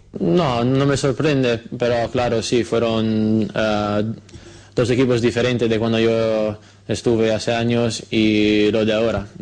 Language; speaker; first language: Spanish; non-native, fluent; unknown